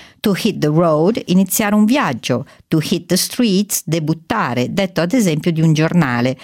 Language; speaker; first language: Italian; native; Italian